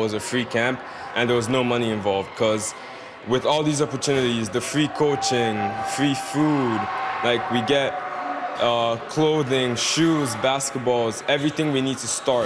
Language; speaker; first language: English; non-native, local second language; Yoruba